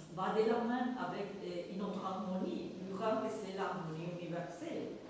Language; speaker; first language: French; non-native, fluent; Spanish